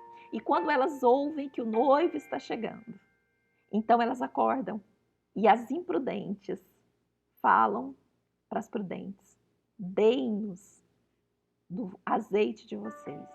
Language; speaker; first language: Portuguese; native; Portuguese